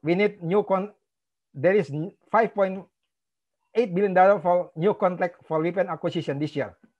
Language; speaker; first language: English; non-native, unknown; Indonesian